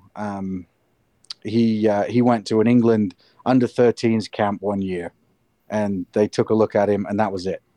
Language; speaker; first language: English; native; English